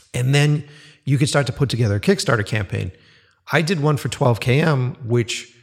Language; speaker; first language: English; native; English